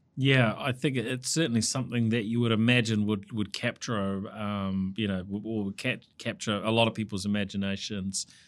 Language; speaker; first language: English; native; English